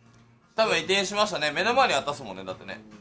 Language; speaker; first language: Japanese; native; Japanese